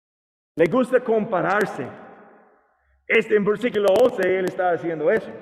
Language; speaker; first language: Spanish; non-native, learner; English